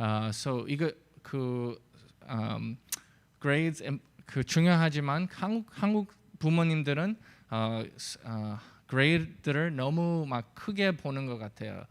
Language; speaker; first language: Korean; early bilingual, heritage; English